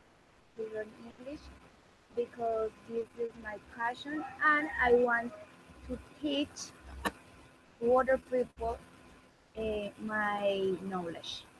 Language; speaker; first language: English; non-native, learner; Spanish